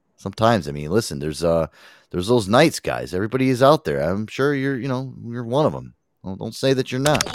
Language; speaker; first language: English; native; English